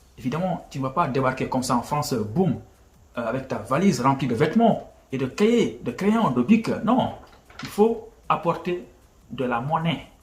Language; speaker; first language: French; non-native, local second language; Wolof